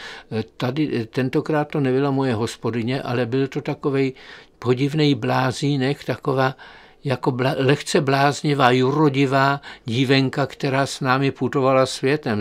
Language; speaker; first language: Czech; native; Czech